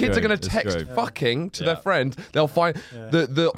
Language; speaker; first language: English; native; English